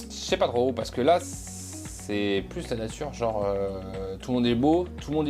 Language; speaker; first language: French; native; French